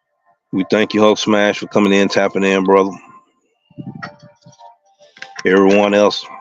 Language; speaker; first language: English; native; English